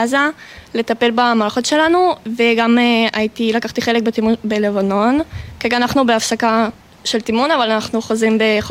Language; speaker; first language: Hebrew; non-native, fluent; Russian